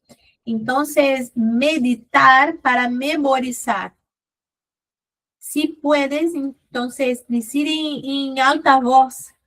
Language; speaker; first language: Spanish; non-native, fluent; Portuguese